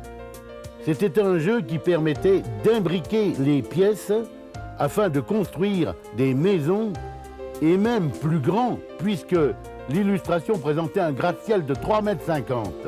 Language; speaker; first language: French; native; French